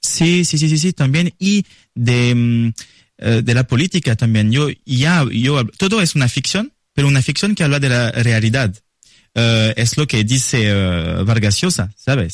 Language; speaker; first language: Spanish; non-native, learner; French